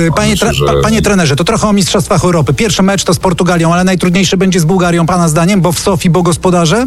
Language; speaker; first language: Polish; native; Polish